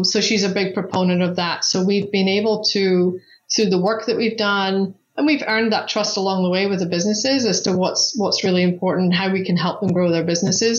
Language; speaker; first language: English; native; English